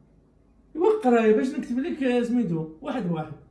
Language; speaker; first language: Arabic; native; Arabic